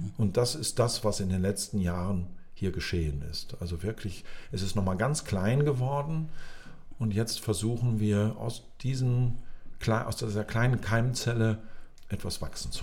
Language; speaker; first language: German; native; German